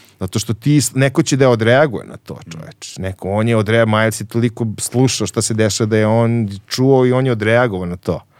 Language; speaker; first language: Serbian; native; Serbian